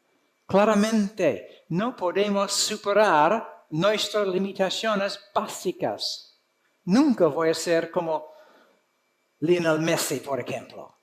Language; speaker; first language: Spanish; non-native, fluent; English